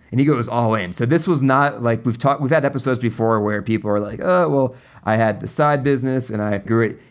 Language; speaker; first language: English; native; English